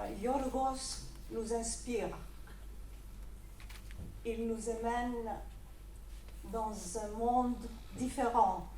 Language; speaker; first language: French; non-native, fluent; Greek